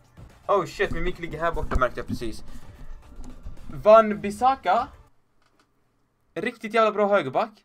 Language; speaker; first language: Swedish; native; Swedish